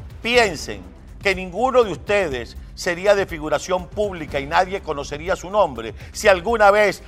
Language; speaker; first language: Spanish; native; Spanish